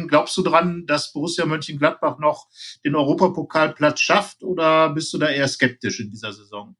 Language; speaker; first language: German; native; German